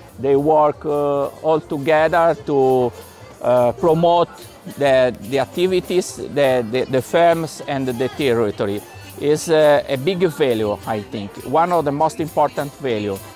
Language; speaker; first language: English; non-native, learner; Italian